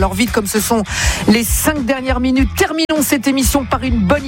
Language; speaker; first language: French; native; French